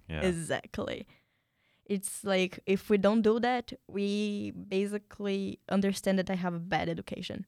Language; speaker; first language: English; non-native, fluent; Portuguese